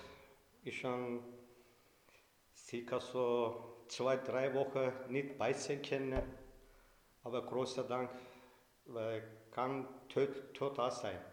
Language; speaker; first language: German; non-native, learner; Turkish